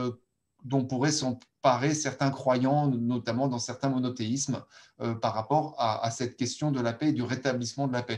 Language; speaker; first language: French; native; French